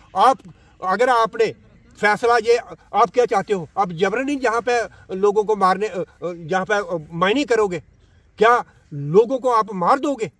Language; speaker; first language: Hindi; native; Hindi